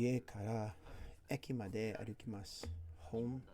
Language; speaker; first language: Japanese; non-native, learner; English